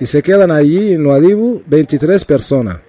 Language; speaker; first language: Spanish; non-native, learner; Arabic